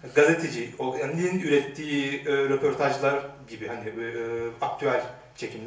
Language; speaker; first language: Turkish; native; Turkish